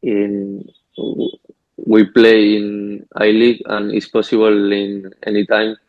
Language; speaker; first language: English; non-native, learner; Spanish